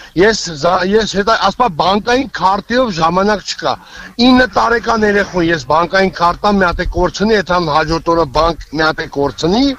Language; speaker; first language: Armenian; native; Armenian